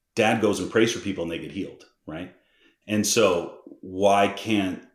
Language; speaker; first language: English; native; English